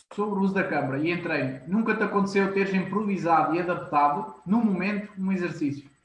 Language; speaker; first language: Portuguese; native; Portuguese